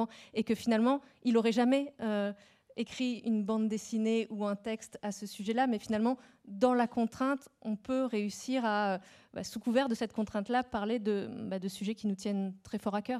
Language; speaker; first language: French; native; French